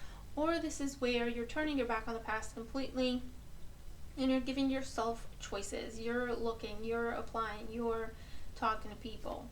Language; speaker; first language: English; native; English